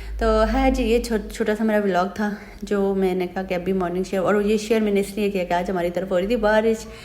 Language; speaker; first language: Urdu; native; Urdu